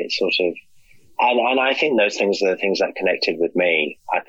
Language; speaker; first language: English; native; English